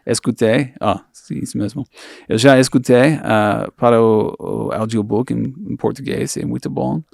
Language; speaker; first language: Portuguese; non-native, fluent; English